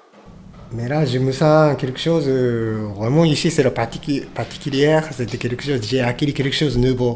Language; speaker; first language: French; non-native, fluent; Japanese